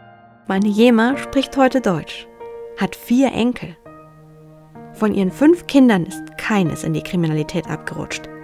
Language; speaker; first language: German; early bilingual, other home language; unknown